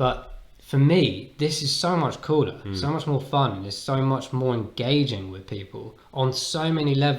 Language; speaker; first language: English; native; English